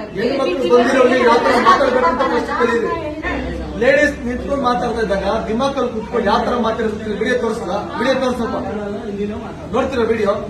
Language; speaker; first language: Kannada; native; Kannada